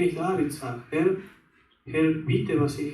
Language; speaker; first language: German; non-native, fluent; Spanish